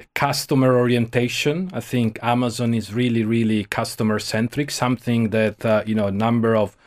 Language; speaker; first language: English; non-native, fluent; Italian